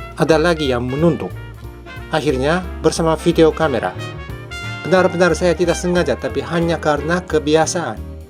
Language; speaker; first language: Indonesian; non-native, fluent; Japanese